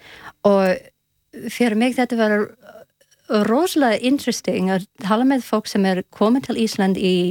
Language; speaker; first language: Icelandic; non-native, learner; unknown